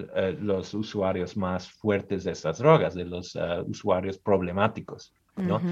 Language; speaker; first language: Spanish; early bilingual, heritage; Spanish